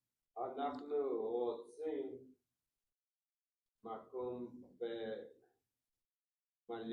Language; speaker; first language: Hebrew; non-native, learner; English